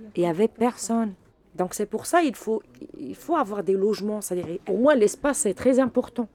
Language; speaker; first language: French; non-native, local second language; Arabic